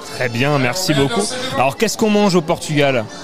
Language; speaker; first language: French; native; French